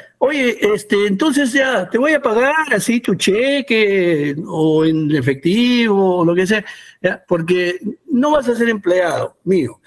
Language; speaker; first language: Spanish; early bilingual, heritage; Spanish